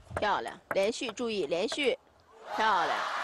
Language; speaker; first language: Chinese; native; Chinese